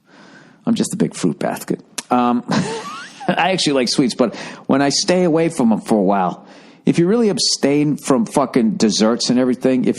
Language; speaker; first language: English; native; English